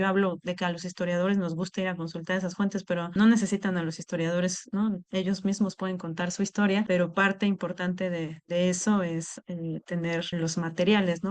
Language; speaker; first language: Spanish; native; Spanish